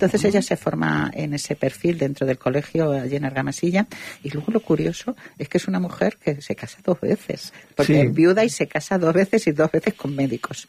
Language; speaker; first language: Spanish; native; Spanish